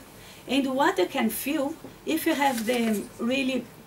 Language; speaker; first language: English; non-native, learner; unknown